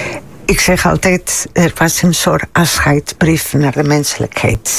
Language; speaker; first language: Dutch; non-native, fluent; Spanish